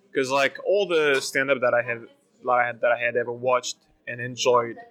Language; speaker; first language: English; non-native, fluent; French